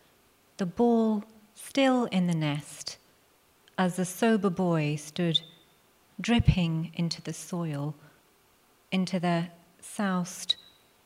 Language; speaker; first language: English; non-native, local second language; Punjabi